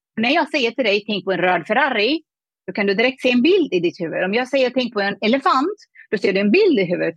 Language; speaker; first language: Swedish; non-native, fluent; Persian